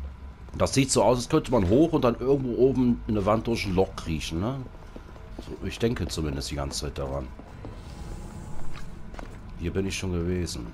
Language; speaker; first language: German; native; German